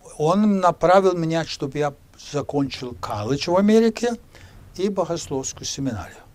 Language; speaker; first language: Russian; early bilingual, heritage; Spanish